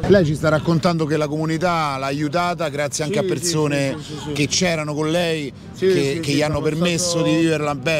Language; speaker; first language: Italian; native; Italian